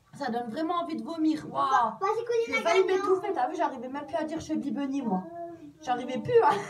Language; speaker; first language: French; native; French